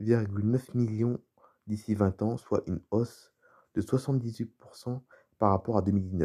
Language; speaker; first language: French; native; French